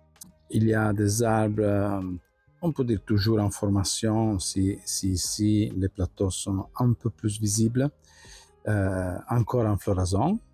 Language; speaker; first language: French; non-native, fluent; Italian